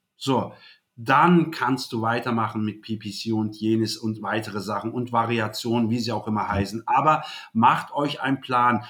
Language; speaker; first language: German; native; German